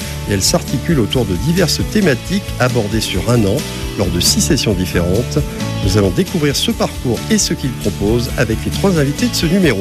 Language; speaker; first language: French; native; French